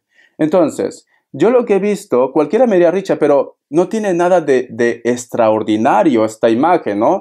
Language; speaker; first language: Spanish; native; Spanish